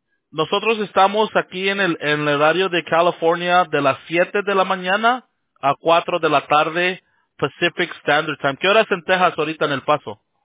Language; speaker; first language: Spanish; early bilingual, heritage; Spanish